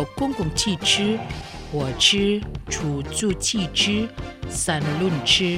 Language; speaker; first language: Chinese; early bilingual, heritage; Chinese